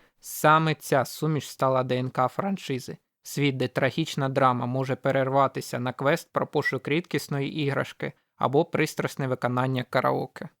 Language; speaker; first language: Ukrainian; native; Ukrainian